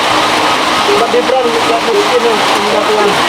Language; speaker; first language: English; non-native, learner; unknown